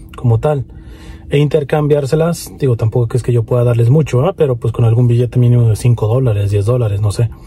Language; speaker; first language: Spanish; native; Spanish